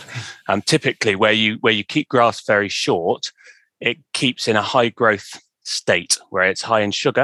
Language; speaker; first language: English; native; English